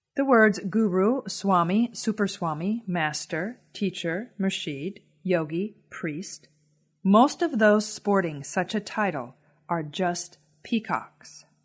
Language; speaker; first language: English; native; English